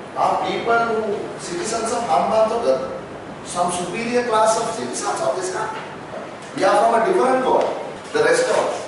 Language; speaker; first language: English; non-native, local second language; Sinhala